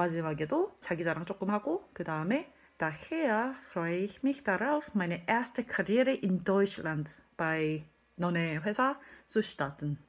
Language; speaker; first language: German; non-native, fluent; Korean